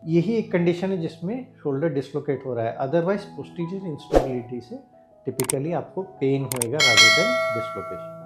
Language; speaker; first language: Hindi; native; Hindi